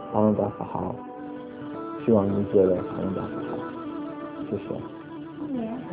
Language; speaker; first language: Chinese; non-native, learner; English